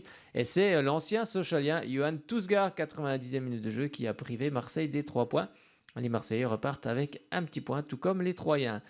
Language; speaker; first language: French; native; French